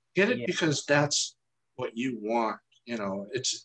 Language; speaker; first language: English; native; English